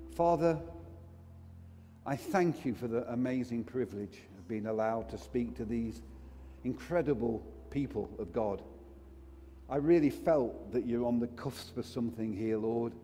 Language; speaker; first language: English; native; English